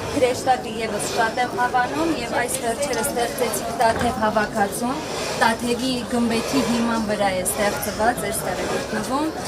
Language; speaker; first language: Armenian; native; Armenian